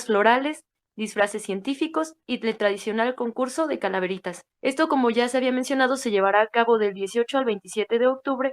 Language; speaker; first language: Spanish; native; Spanish